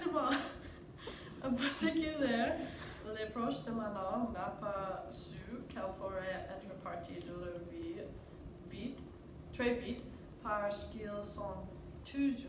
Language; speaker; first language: French; non-native, learner; English